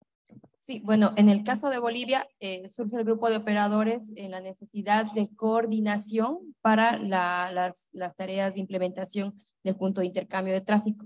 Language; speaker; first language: Spanish; native; Spanish